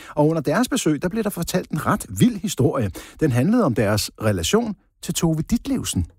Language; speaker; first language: Danish; native; Danish